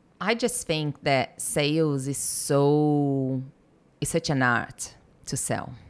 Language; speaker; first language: English; non-native, fluent; Portuguese